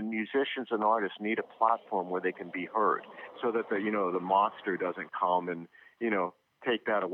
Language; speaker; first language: English; native; English